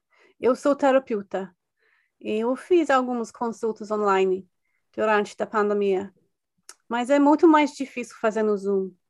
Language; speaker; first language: Portuguese; non-native, fluent; English